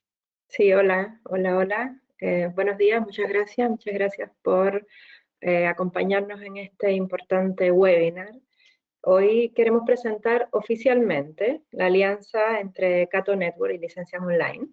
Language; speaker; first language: Spanish; native; Spanish